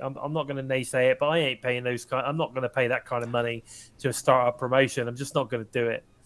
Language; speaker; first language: English; native; English